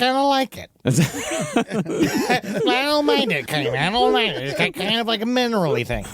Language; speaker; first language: English; native; English